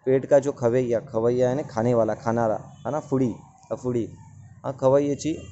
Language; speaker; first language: Hindi; non-native, local second language; Marathi